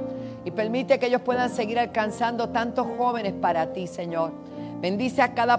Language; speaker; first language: Spanish; native; Spanish